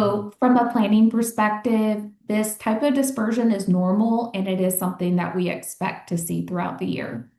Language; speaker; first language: English; native; English